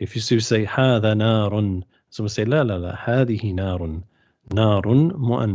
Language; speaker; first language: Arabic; non-native, fluent; English